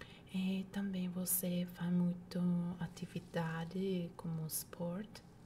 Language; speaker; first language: Portuguese; non-native, fluent; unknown